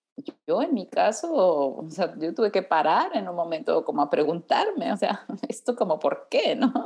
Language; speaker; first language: Spanish; native; Spanish